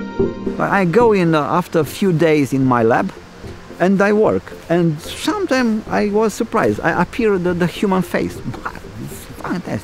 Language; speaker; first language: English; non-native, fluent; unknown